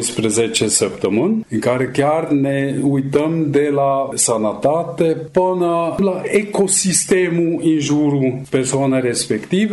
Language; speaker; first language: Romanian; non-native, fluent; German